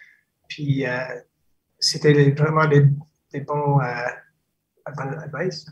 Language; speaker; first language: French; non-native, fluent; English